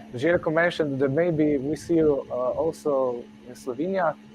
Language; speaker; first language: English; non-native, fluent; Slovenian